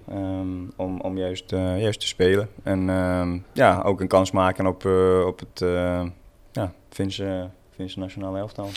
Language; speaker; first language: Dutch; non-native, fluent; Swedish